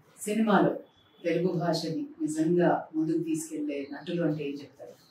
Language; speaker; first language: Telugu; native; Telugu